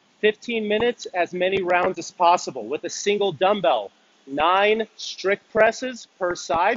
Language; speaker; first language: English; native; English